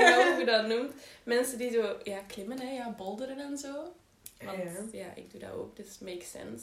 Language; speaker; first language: Dutch; native; Dutch